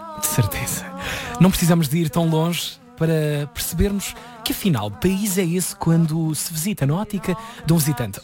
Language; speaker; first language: Portuguese; native; Portuguese